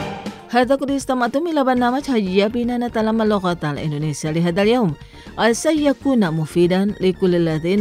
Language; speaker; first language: Arabic; non-native, fluent; Indonesian